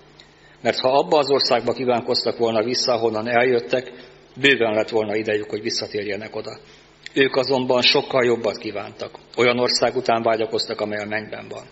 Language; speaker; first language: Hungarian; native; Hungarian